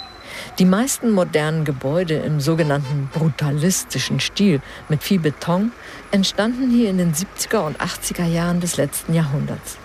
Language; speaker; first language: German; early bilingual, heritage; German